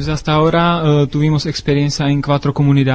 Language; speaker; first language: Spanish; non-native, learner; Czech